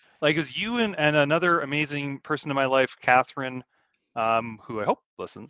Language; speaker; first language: English; native; English